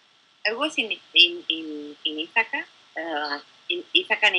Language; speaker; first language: English; non-native, learner; Spanish